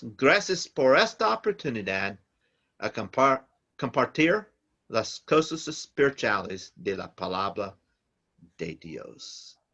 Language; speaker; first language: Spanish; non-native, learner; English